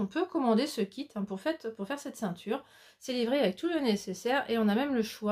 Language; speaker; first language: French; native; French